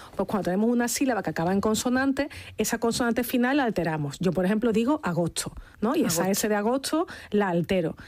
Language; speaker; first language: Spanish; native; Spanish